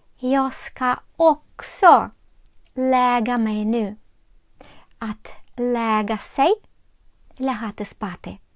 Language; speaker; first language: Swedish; non-native, fluent; Ukrainian